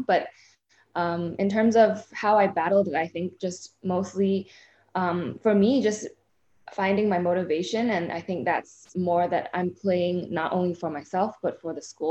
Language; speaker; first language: English; non-native, local second language; Cantonese